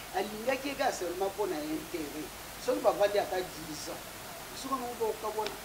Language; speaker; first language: Lingala; native; Lingala